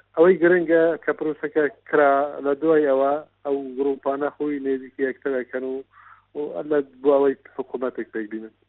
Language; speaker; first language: Central Kurdish; non-native, local second language; Kurdish